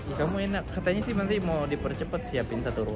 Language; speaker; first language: Indonesian; native; Indonesian